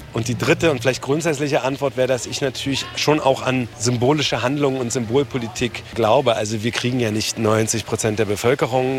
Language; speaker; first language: German; native; German